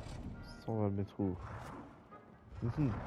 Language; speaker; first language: French; native; French